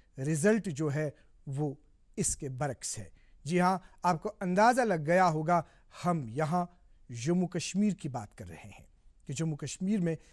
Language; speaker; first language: Hindi; non-native, local second language; Kashmiri